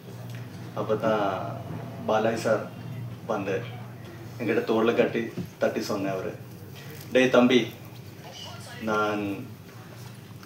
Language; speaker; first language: Tamil; non-native, fluent; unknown